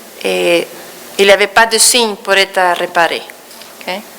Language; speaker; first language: French; non-native, fluent; Spanish